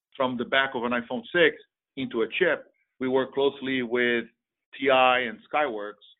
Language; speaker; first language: English; non-native, fluent; Portuguese